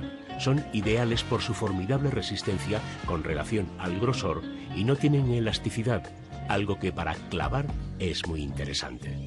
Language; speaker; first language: Spanish; native; Spanish